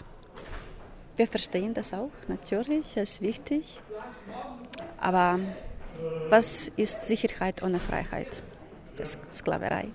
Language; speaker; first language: German; non-native, fluent; Ukrainian